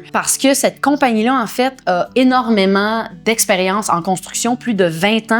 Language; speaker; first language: French; native; French